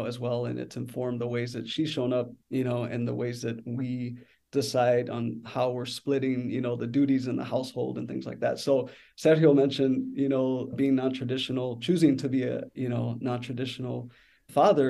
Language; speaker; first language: English; native; English